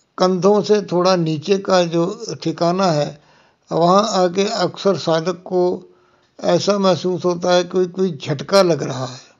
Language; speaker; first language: Hindi; non-native, local second language; Punjabi